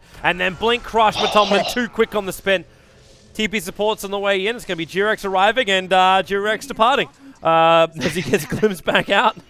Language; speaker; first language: English; native; English